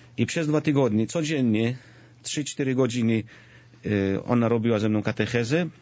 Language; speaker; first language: Polish; non-native, fluent; Georgian